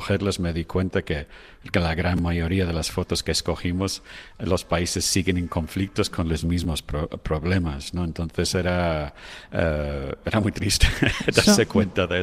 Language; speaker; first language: Spanish; non-native, fluent; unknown